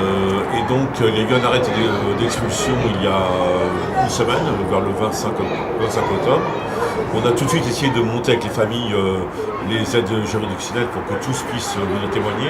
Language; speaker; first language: French; native; French